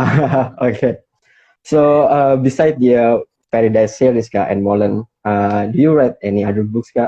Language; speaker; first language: English; non-native, fluent; Indonesian